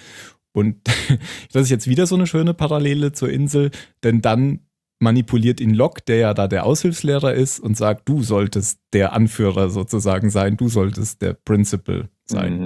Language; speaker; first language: German; native; German